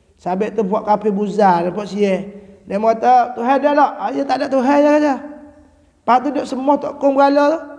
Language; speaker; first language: Malay; native; Malay